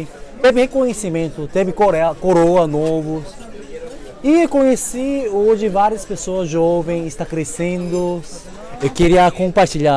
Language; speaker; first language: Portuguese; non-native, fluent; Korean